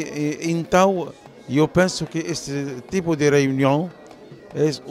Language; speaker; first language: Spanish; non-native, fluent; Arabic